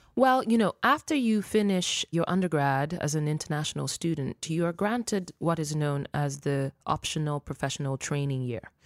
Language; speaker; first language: English; non-native, local second language; Luo (Kenya and Tanzania)